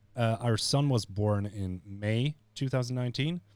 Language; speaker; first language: English; non-native, fluent; Swedish